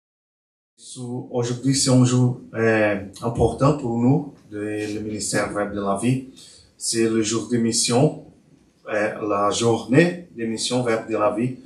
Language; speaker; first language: French; non-native, learner; Portuguese